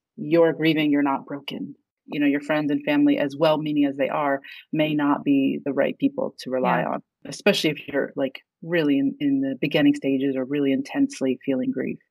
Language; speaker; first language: English; native; English